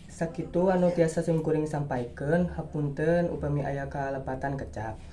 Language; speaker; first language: Sundanese; non-native, local second language; Javanese